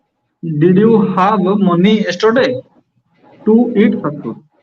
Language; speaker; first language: English; non-native, local second language; Odia